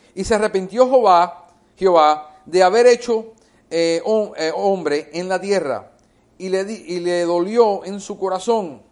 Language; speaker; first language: Spanish; early bilingual, heritage; Spanish